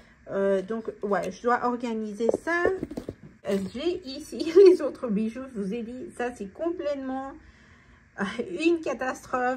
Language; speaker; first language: French; non-native, fluent; Spanish